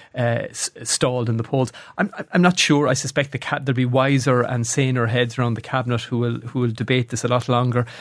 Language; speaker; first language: English; native; English